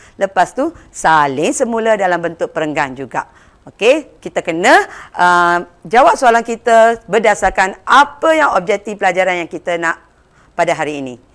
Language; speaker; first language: Malay; non-native, local second language; Tamil